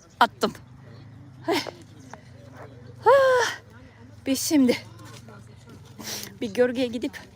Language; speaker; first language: Turkish; non-native, fluent; Japanese